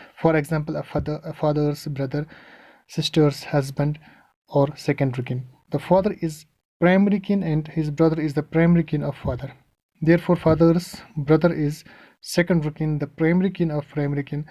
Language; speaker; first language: English; non-native, local second language; Kashmiri